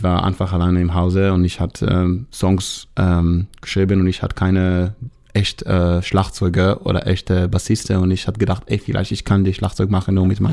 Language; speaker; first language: German; non-native, learner; Hebrew